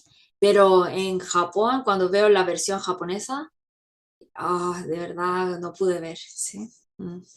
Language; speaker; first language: Spanish; non-native, fluent; Korean